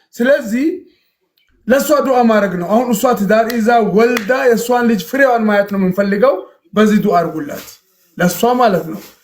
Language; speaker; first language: Amharic; non-native, local second language; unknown